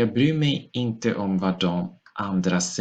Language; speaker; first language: Swedish; non-native, fluent; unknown